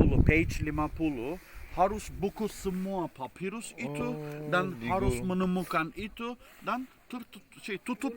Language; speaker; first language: Indonesian; non-native, fluent; Turkish